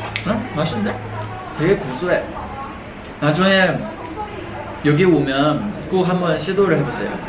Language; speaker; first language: Korean; non-native, fluent; Chinese